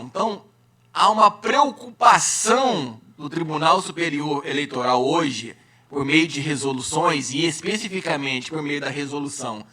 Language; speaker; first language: Portuguese; native; Portuguese